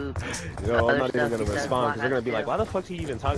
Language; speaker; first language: English; native; English